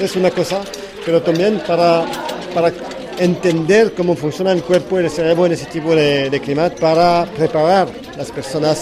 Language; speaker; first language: Spanish; non-native, learner; French